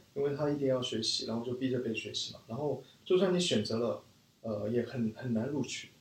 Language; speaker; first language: Chinese; early bilingual, other home language; Korean